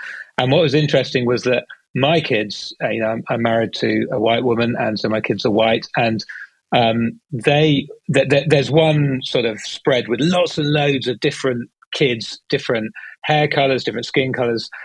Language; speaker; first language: English; native; English